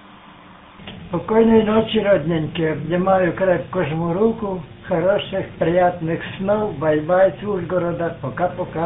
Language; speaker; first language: Russian; non-native, local second language; Ukrainian